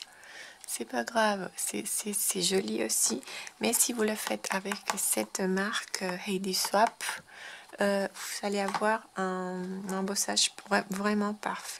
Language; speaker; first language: French; non-native, fluent; Spanish